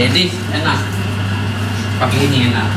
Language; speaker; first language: Indonesian; native; Indonesian